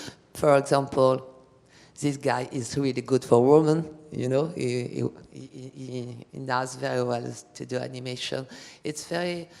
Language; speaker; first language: English; non-native, learner; French